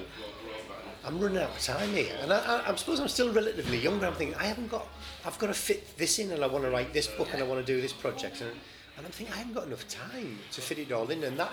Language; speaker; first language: English; native; English